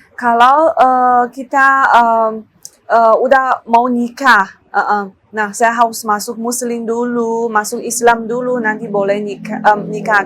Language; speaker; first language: Indonesian; non-native, learner; Chinese